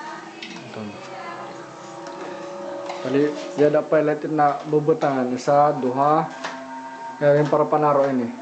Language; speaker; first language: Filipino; non-native, local second language; Bikol